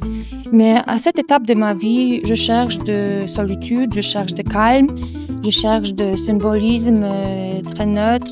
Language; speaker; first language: French; non-native, fluent; Polish